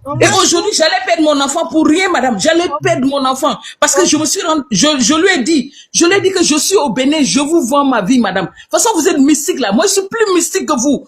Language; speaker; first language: French; non-native, local second language; Wolof